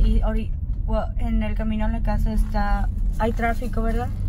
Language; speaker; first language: Spanish; early bilingual, other home language; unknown